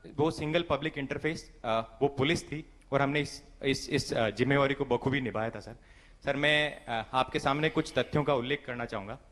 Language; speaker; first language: Hindi; native; Hindi